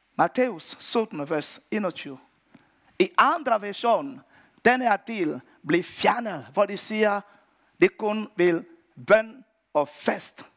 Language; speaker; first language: Danish; non-native, fluent; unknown